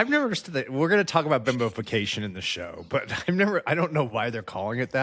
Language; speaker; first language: English; native; English